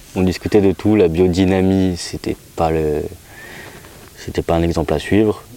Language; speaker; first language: French; native; French